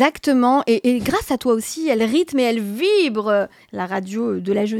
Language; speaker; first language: French; native; French